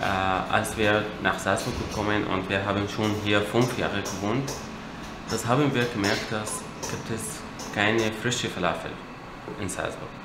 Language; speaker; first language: German; non-native, learner; Arabic